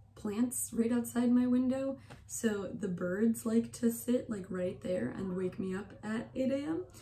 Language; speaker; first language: English; native; English